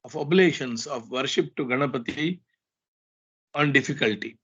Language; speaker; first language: English; non-native, local second language; Kannada